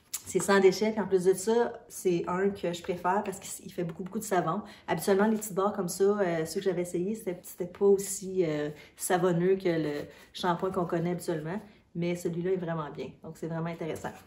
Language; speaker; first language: French; native; French